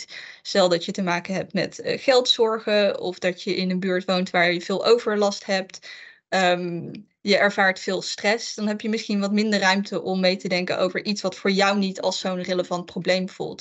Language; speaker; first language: Dutch; native; Dutch